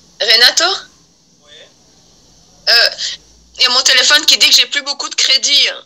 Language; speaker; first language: French; early bilingual, other home language; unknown